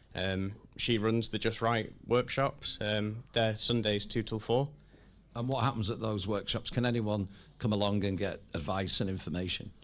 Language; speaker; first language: English; native; English